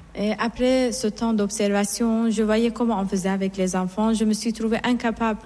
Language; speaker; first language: French; non-native, fluent; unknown